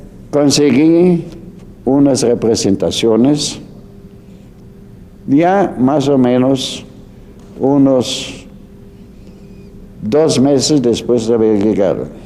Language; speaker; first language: Spanish; non-native, fluent; German